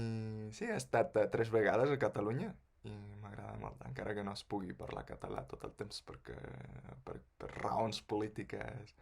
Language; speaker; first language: Catalan; non-native, fluent; Spanish